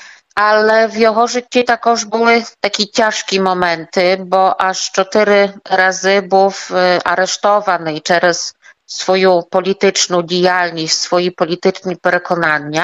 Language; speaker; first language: Ukrainian; early bilingual, heritage; Ukrainian